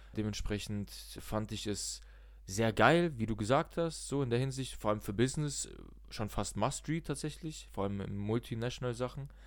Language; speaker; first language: German; early bilingual, other home language; Russian